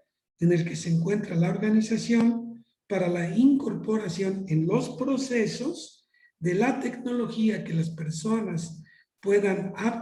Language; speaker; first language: Spanish; native; Spanish